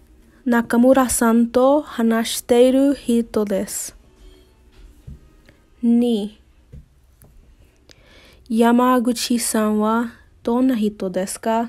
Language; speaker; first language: Japanese; non-native, learner; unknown